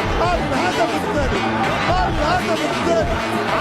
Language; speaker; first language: Arabic; native; Arabic